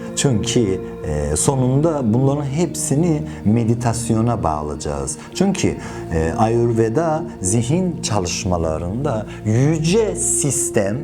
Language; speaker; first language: Turkish; non-native, fluent; Persian